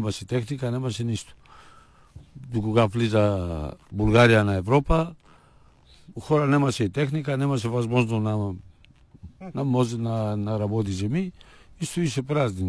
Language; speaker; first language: Bulgarian; non-native, learner; Greek